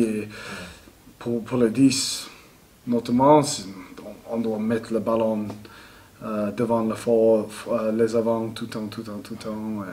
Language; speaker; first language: French; non-native, learner; English